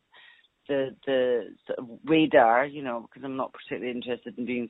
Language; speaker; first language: English; native; English